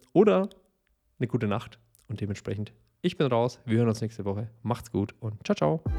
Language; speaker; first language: German; native; German